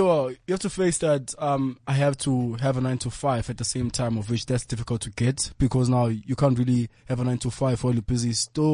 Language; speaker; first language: English; non-native, local second language; Zulu